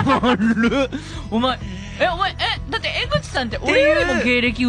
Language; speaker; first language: Japanese; native; Japanese